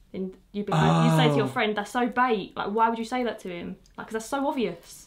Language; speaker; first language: English; native; English